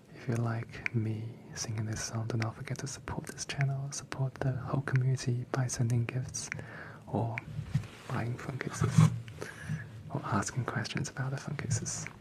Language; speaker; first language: English; non-native, fluent; Chinese